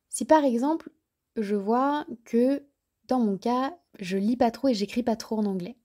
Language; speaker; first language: French; native; French